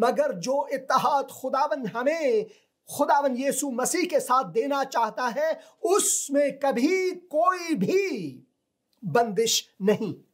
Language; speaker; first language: Hindi; non-native, fluent; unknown